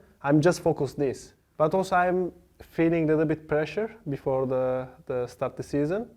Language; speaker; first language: English; non-native, learner; Turkish